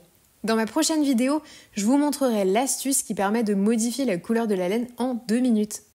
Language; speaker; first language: French; native; French